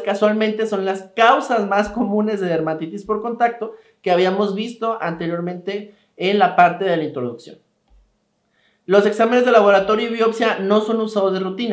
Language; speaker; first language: Spanish; native; Spanish